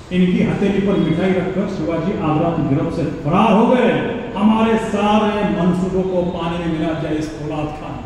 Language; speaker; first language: Hindi; non-native, local second language; Marathi